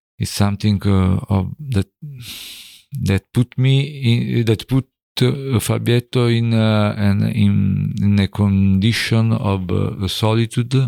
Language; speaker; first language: English; non-native, fluent; Italian